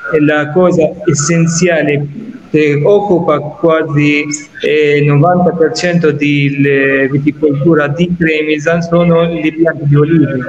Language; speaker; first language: Italian; non-native, fluent; Arabic